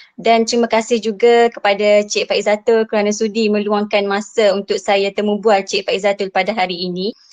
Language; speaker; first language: Malay; native; Malay